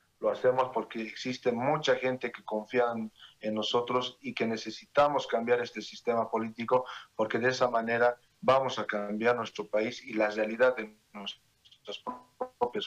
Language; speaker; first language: Spanish; native; Spanish